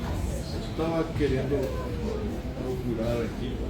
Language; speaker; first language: Portuguese; non-native, fluent; Spanish